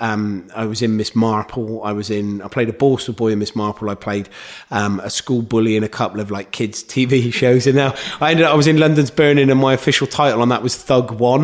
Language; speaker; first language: English; native; English